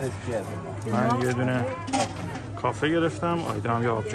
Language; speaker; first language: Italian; non-native, learner; Persian